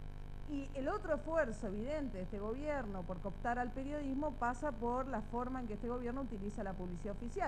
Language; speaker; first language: Spanish; native; Spanish